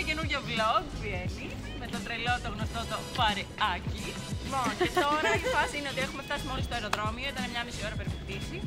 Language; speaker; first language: Greek; native; Greek